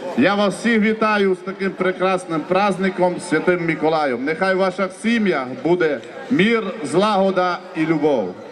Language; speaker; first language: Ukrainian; native; Ukrainian